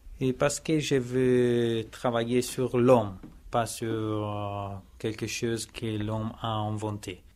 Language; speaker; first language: French; non-native, learner; Italian